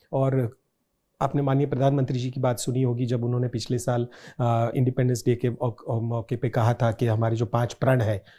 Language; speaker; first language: Hindi; non-native, local second language; Gujarati